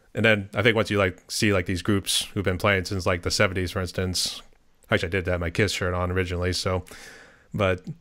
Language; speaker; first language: English; native; English